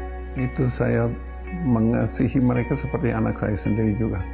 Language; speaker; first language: Indonesian; non-native, fluent; English